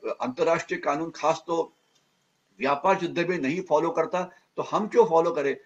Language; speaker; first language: Hindi; non-native, local second language; Marathi